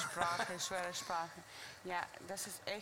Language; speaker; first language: German; non-native, fluent; Russian